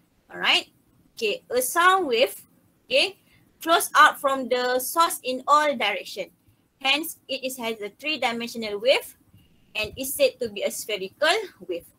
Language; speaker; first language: English; non-native, local second language; Malay